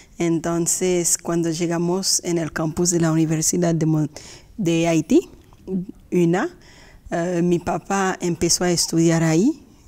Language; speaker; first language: Spanish; non-native, fluent; Haitian Creole